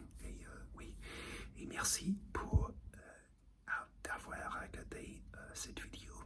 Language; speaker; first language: French; non-native, learner; English